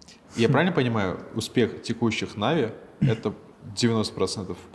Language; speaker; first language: Russian; native; Russian